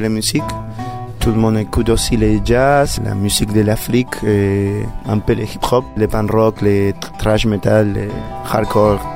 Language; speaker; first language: French; non-native, learner; Spanish